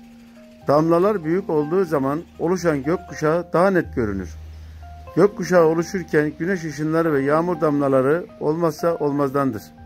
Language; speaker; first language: Turkish; native; Turkish